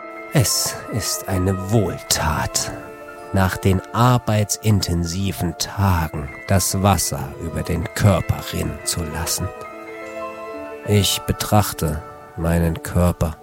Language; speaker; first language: German; native; German